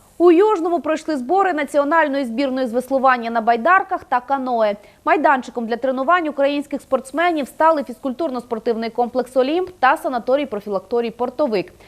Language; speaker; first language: Ukrainian; native; Ukrainian